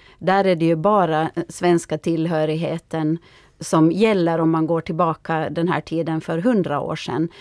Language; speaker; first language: Swedish; native; Swedish